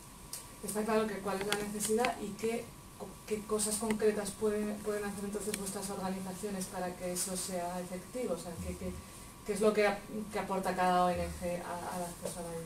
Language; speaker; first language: Spanish; native; Spanish